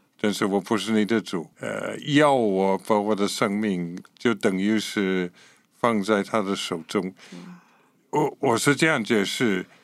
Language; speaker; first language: Chinese; non-native, fluent; English